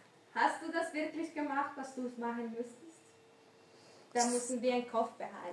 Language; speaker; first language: German; non-native, learner; Spanish